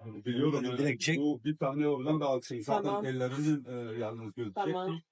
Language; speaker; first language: Turkish; non-native, fluent; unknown